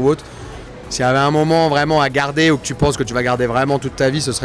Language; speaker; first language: French; native; French